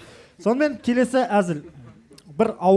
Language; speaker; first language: Kazakh; native; Kazakh